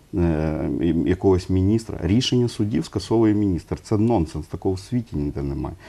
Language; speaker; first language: Ukrainian; non-native, local second language; Russian